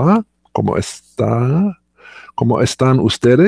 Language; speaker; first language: Spanish; non-native, learner; English